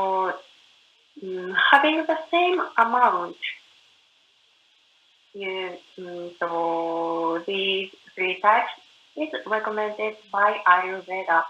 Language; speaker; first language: English; non-native, learner; Japanese